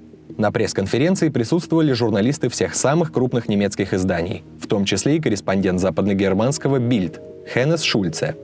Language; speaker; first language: Russian; native; Russian